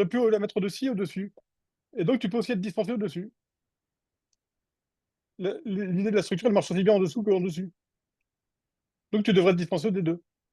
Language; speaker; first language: French; native; French